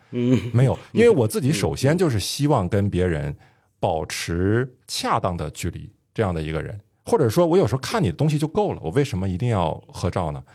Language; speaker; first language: Chinese; native; Chinese